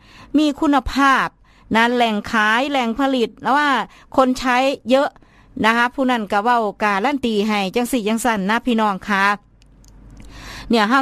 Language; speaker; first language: Thai; non-native, local second language; Northeastern Thai